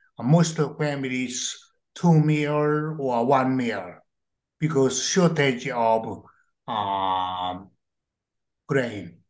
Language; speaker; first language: English; non-native, learner; Korean